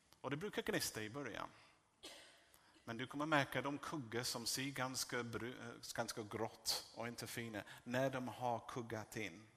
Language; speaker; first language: Swedish; non-native, fluent; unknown